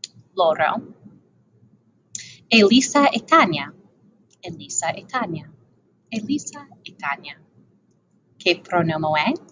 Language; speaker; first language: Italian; non-native, learner; English